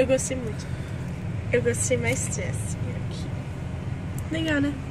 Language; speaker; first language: Portuguese; non-native, fluent; English